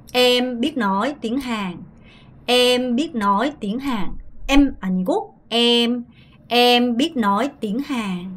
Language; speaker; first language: Vietnamese; non-native, fluent; Korean